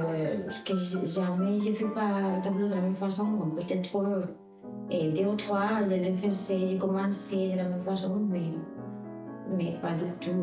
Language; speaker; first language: French; non-native, fluent; Spanish